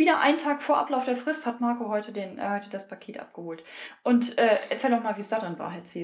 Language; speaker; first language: German; native; German